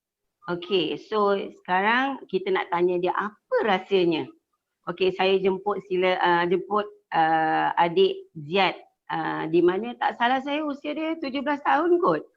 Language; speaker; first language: Malay; native; Malay